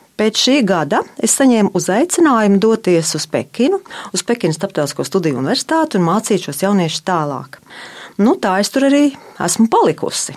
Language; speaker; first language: Latvian; native; Latvian